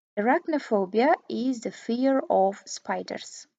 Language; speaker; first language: English; non-native, fluent; Kazakh